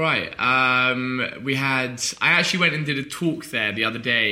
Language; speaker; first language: English; native; English